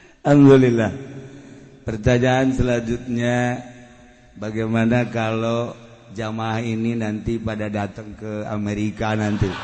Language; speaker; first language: Indonesian; non-native, local second language; Sundanese